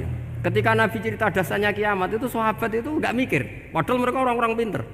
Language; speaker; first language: Indonesian; non-native, local second language; Javanese